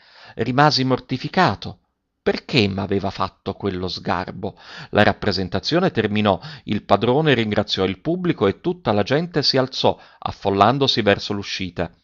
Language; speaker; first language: Italian; native; Italian